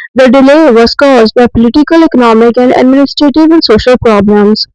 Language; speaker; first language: English; non-native, local second language; Urdu